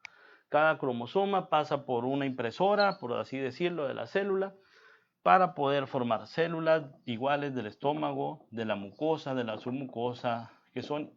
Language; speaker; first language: Spanish; native; Spanish